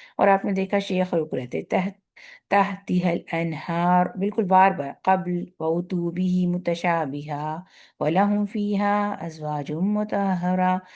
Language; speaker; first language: Urdu; native; Urdu